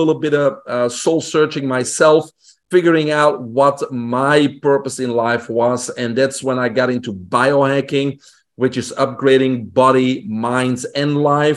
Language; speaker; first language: English; non-native, fluent; Dutch